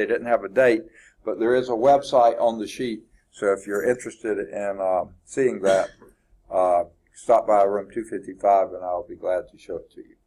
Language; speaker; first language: English; native; English